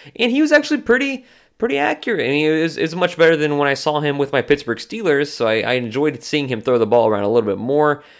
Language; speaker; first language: English; native; English